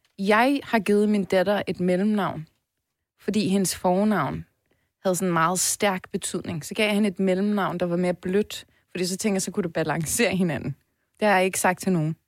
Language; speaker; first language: Danish; early bilingual, other home language; Persian